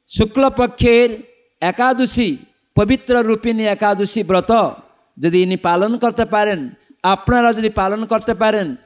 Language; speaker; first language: Bangla; non-native, fluent; Odia